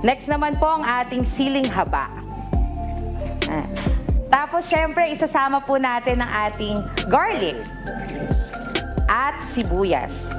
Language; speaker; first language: Filipino; native; Filipino